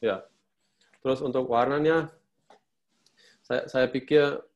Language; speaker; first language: Indonesian; non-native, fluent; German